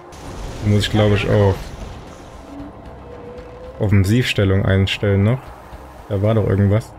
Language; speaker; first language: German; native; German